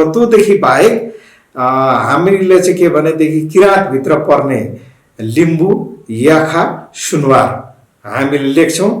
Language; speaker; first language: Nepali; non-native, local second language; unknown